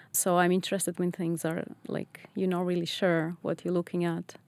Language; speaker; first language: English; non-native, fluent; Portuguese